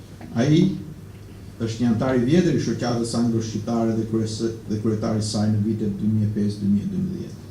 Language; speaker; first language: Albanian; native; Albanian